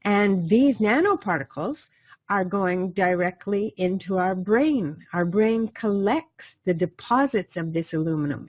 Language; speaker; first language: English; native; English